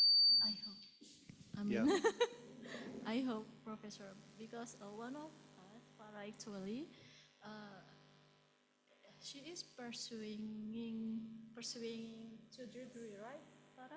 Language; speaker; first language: English; non-native, learner; Indonesian